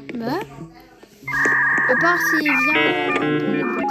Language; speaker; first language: French; native; French